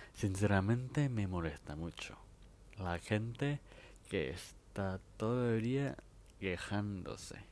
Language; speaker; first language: Spanish; non-native, fluent; Thai